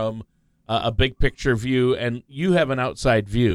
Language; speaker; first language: English; native; English